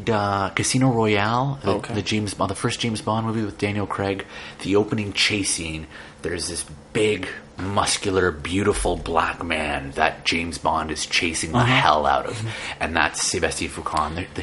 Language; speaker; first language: English; native; English